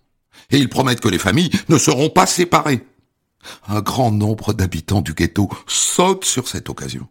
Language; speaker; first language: French; native; French